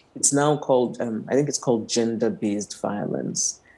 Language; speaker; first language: English; non-native, local second language; Igbo